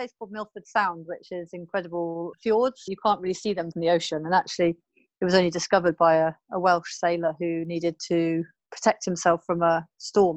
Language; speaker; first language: English; native; English